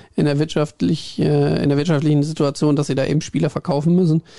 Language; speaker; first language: German; native; German